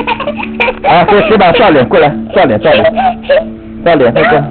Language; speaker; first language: Chinese; native; Chinese